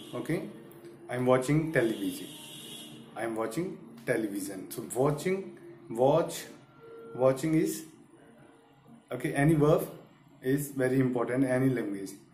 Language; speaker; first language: English; non-native, local second language; Hindi